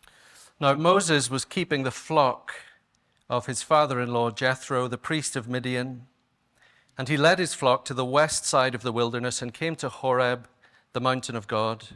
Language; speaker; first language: English; native; English